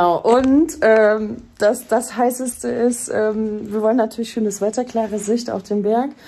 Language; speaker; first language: German; native; German